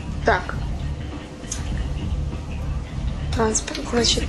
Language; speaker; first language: Russian; native; Russian